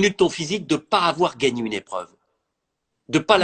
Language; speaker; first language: French; native; French